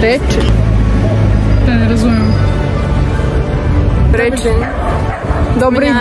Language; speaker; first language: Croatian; non-native, learner; Russian